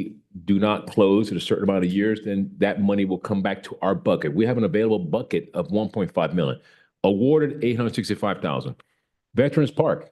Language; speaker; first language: English; native; English